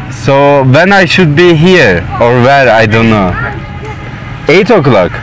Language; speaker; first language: English; non-native, learner; Turkish